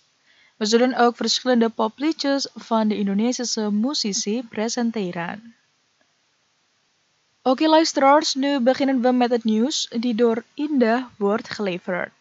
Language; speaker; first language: Dutch; non-native, fluent; Indonesian